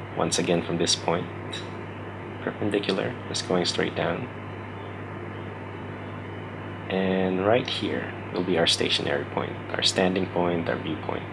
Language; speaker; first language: English; native; English